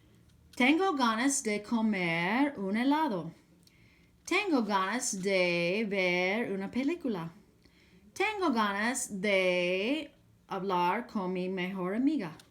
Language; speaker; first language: Spanish; non-native, fluent; English